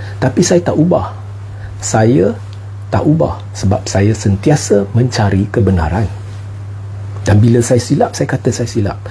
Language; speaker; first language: Malay; non-native, local second language; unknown